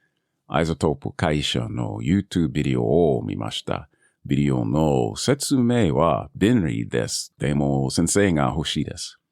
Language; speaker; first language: Japanese; non-native, learner; English